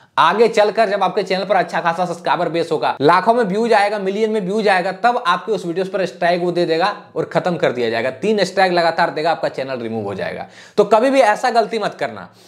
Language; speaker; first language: Hindi; native; Hindi